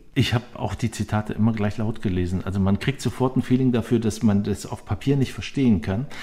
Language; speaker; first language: German; native; German